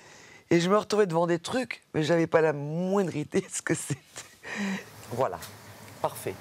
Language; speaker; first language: French; native; French